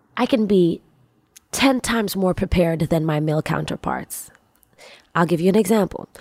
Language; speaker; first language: English; non-native, local second language; Swahili